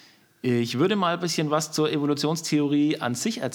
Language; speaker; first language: German; native; German